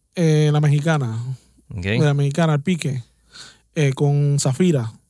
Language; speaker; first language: Spanish; native; Spanish